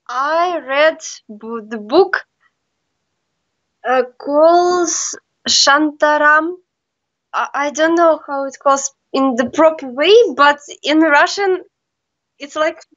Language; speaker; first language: English; non-native, learner; Russian